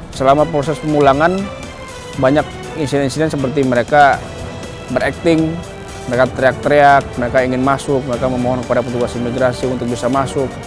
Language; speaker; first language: Indonesian; native; Indonesian